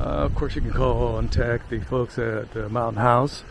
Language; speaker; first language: English; native; English